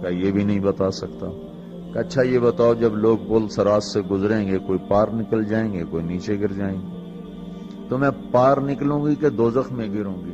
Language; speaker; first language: Urdu; non-native, local second language; Punjabi